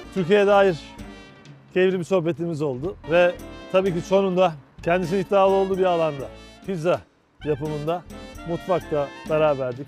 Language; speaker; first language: Turkish; native; Turkish